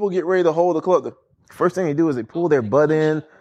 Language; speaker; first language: English; native; English